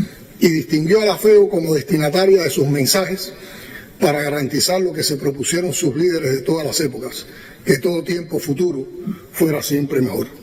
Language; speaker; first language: Spanish; native; Spanish